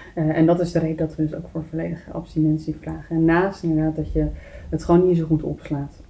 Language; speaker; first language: Dutch; native; Dutch